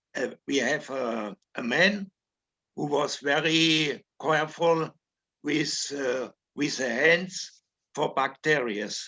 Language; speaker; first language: English; non-native, learner; German